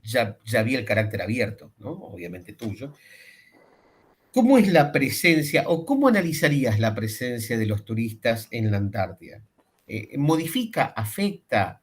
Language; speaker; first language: Spanish; native; Spanish